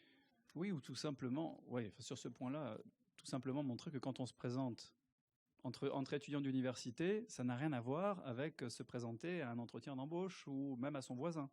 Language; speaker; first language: French; native; French